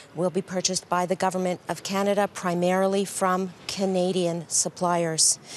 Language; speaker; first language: English; native; English